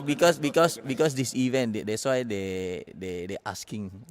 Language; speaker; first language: English; non-native, learner; Indonesian